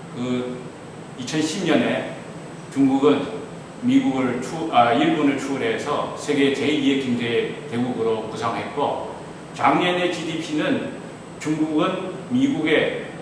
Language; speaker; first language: Korean; non-native, fluent; Chinese